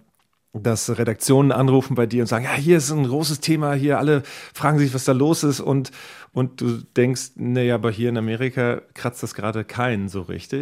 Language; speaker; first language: German; native; German